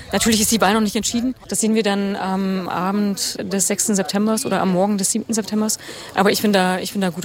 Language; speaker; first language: German; native; German